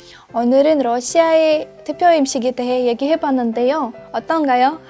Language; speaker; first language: Korean; non-native, fluent; Russian